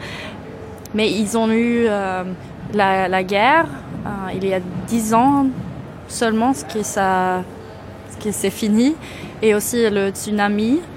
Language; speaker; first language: French; non-native, fluent; Swedish